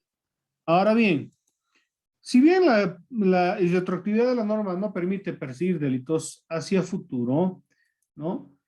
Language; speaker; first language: Spanish; native; Spanish